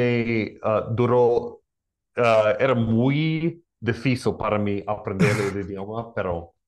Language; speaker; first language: Spanish; non-native, learner; English